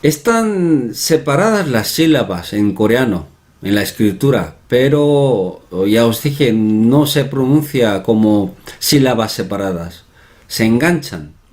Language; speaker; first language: Spanish; non-native, fluent; Korean